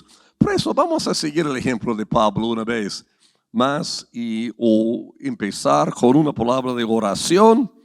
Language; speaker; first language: Spanish; non-native, fluent; English